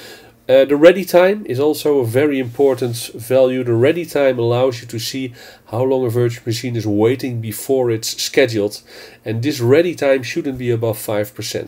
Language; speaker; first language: English; non-native, fluent; Dutch